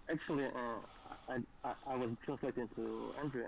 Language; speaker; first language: English; non-native, learner; Russian